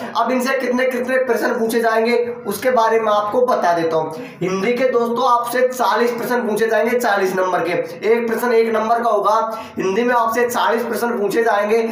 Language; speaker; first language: Hindi; native; Hindi